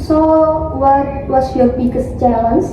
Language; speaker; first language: English; non-native, learner; Indonesian